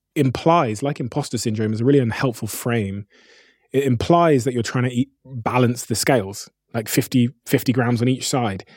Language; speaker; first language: English; native; English